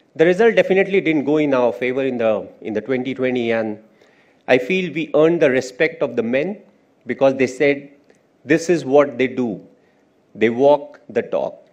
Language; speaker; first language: English; non-native, local second language; Hindi